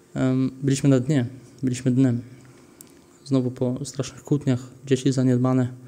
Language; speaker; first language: Polish; early bilingual, heritage; Polish